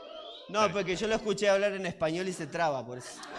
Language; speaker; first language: Spanish; native; Spanish